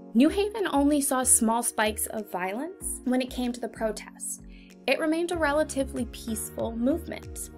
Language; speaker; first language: English; native; English